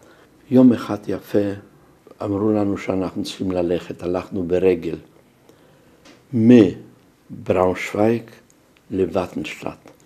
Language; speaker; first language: Hebrew; non-native, fluent; Polish